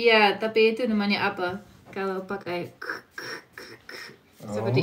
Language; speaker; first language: Indonesian; non-native, fluent; English